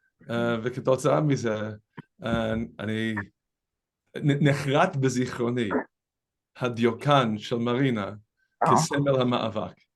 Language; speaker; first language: Hebrew; non-native, fluent; English